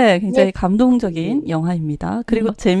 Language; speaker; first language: Korean; native; Korean